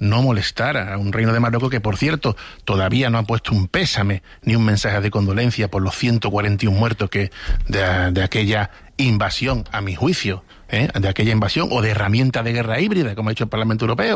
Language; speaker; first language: Spanish; native; Spanish